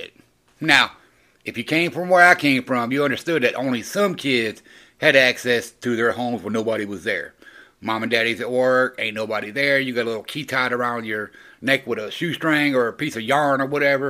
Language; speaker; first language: English; native; English